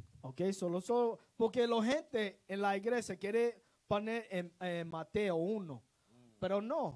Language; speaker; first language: Spanish; non-native, learner; English